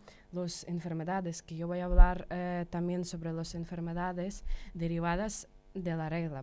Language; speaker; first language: Spanish; non-native, fluent; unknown